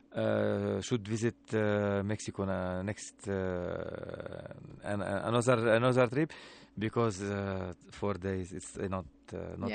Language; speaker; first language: English; non-native, learner; Arabic